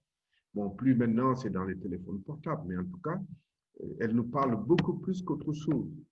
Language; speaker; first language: French; non-native, local second language; Wolof